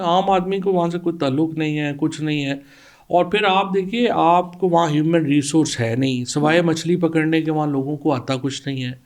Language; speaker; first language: Urdu; non-native, local second language; Punjabi